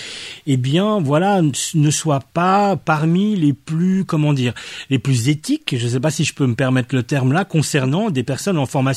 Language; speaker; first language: French; native; French